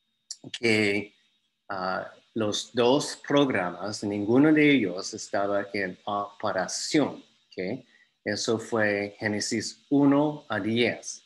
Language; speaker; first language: Spanish; non-native, fluent; English